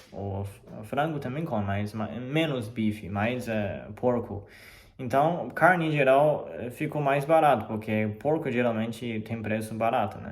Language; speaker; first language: Portuguese; non-native, fluent; Chinese